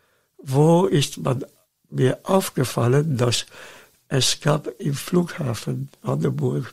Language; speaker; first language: German; non-native, fluent; Dutch